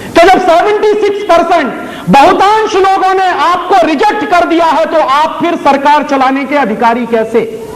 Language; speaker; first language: Hindi; native; Hindi